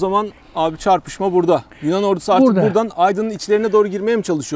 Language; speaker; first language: Turkish; native; Turkish